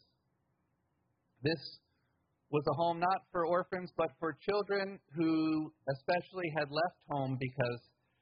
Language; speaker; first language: English; native; English